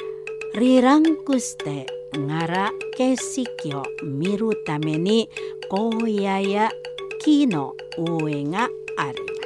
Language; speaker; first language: Japanese; non-native, learner; Indonesian